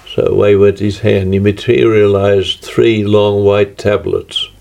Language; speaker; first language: English; native; English